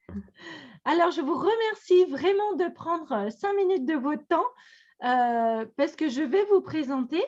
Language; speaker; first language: French; native; French